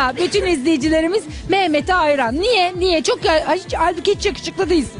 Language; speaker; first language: Turkish; native; Turkish